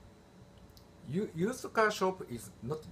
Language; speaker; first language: English; non-native, learner; Japanese